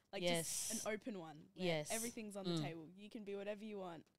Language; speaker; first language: English; native; English